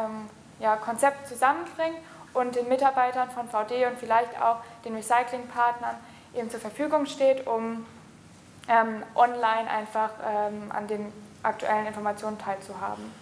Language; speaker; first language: German; native; German